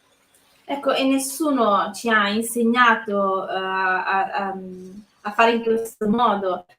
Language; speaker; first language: Italian; native; Italian